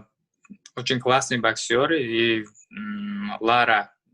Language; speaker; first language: Russian; non-native, learner; Uzbek